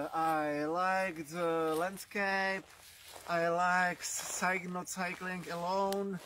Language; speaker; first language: English; non-native, fluent; Czech